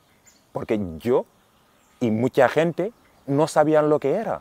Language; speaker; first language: Spanish; non-native, fluent; Wolof